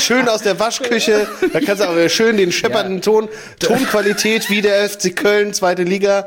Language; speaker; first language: German; native; German